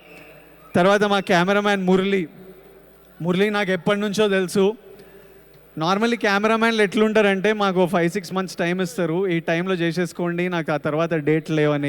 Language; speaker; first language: Telugu; native; Telugu